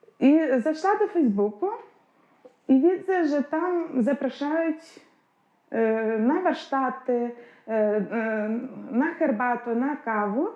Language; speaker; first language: Polish; non-native, learner; Ukrainian